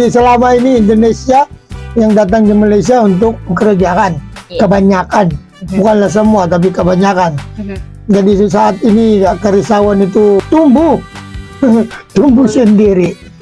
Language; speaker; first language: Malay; non-native, fluent; Filipino